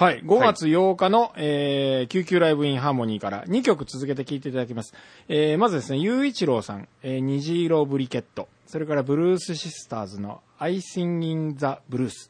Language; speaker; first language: Japanese; native; Japanese